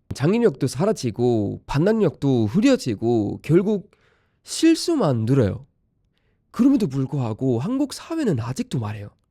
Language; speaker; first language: Korean; non-native, fluent; Swedish